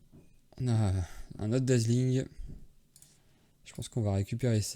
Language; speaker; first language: French; native; French